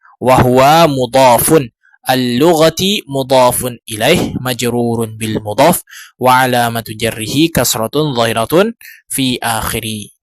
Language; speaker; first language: Arabic; non-native, learner; Indonesian